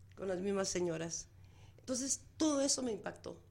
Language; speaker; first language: Spanish; early bilingual, heritage; Spanish